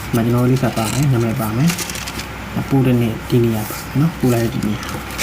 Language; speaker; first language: Burmese; native; Burmese